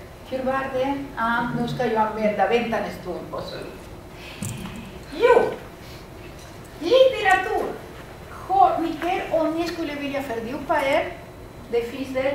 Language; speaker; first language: Swedish; non-native, fluent; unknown